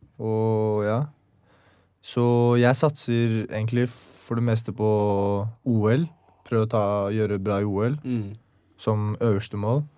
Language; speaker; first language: Norwegian; early bilingual, other home language; Chechen